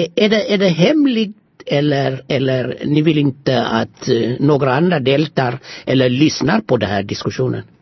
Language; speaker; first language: Swedish; non-native, fluent; Amharic